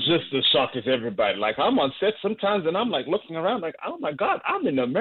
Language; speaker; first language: English; non-native, local second language; Shona